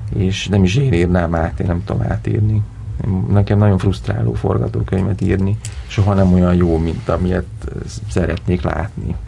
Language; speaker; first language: Hungarian; native; Hungarian